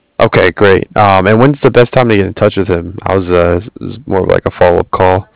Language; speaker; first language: English; native; English